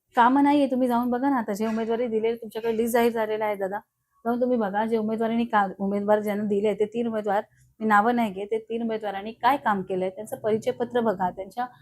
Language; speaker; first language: Marathi; non-native, local second language; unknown